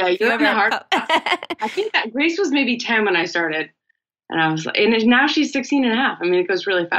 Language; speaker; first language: English; native; English